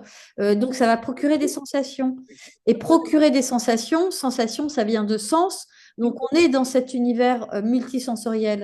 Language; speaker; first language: French; native; French